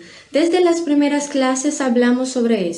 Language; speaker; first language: Spanish; non-native, fluent; Portuguese